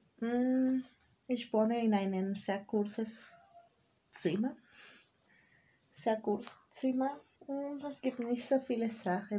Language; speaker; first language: German; non-native, learner; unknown